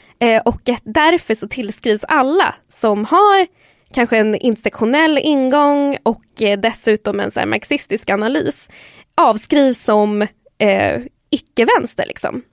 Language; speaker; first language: Swedish; early bilingual, other home language; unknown